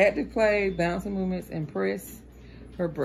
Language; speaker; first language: English; native; English